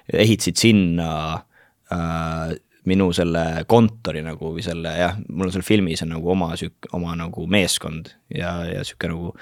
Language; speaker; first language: Estonian; native; Estonian